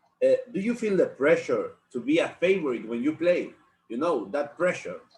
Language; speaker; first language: English; non-native, learner; Spanish